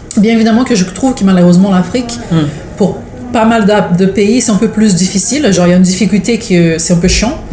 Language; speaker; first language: French; non-native, fluent; Portuguese